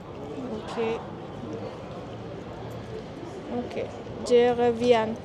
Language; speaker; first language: French; non-native, learner; Indonesian